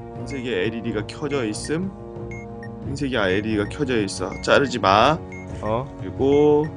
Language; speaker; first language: Korean; native; Korean